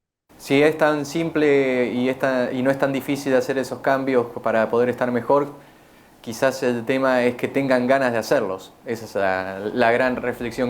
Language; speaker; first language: Spanish; native; Spanish